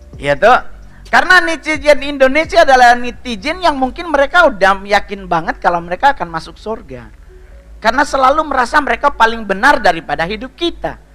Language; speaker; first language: Indonesian; native; Indonesian